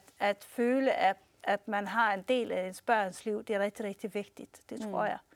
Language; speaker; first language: Danish; early bilingual, heritage; Swedish